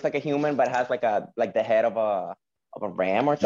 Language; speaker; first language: English; non-native, fluent; Spanish